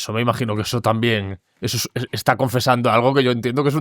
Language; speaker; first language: Spanish; native; Spanish